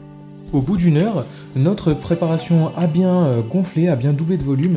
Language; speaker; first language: French; native; French